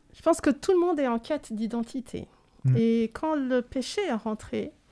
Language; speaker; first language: French; native; French